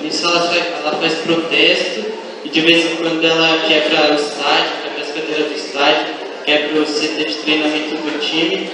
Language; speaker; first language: Portuguese; native; Portuguese